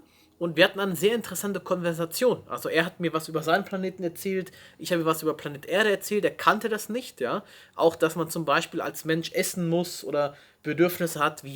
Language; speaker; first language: German; native; German